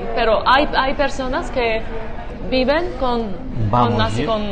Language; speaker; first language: Spanish; non-native, fluent; Georgian